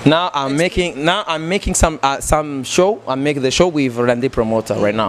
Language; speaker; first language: English; non-native, learner; Rundi